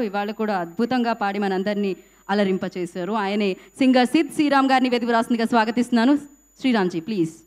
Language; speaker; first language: Telugu; native; Telugu